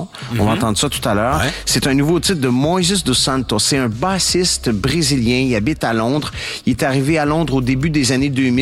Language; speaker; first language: French; native; French